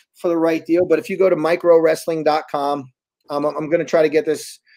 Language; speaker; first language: English; native; English